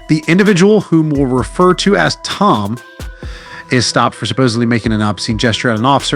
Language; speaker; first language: English; native; English